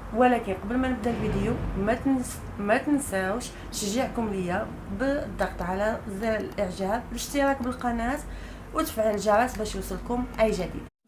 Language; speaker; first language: Arabic; native; Arabic